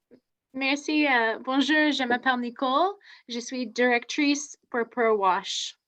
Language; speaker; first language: French; non-native, fluent; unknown